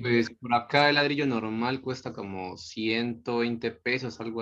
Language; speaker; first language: Spanish; native; Spanish